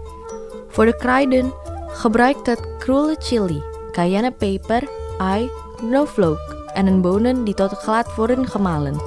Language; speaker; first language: Dutch; non-native, fluent; Indonesian